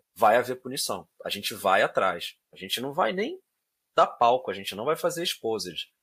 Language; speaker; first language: Portuguese; native; Portuguese